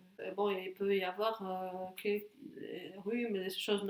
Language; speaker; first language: French; non-native, fluent; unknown